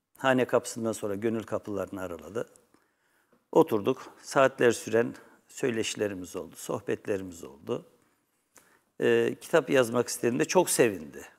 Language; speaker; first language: Turkish; native; Turkish